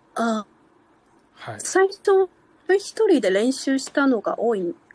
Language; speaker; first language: Japanese; non-native, fluent; Cantonese